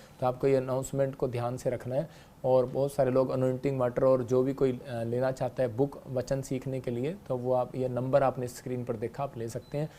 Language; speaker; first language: Hindi; non-native, local second language; Punjabi